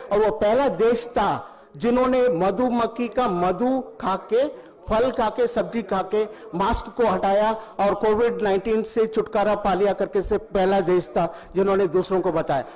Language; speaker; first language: Hindi; non-native, local second language; Tamil